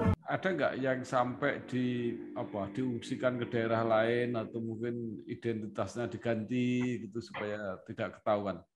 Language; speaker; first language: Indonesian; native; Indonesian